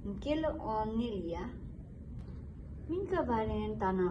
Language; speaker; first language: Finnish; non-native, learner; Nepali